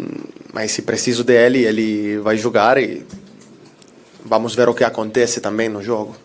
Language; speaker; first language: Portuguese; non-native, fluent; Italian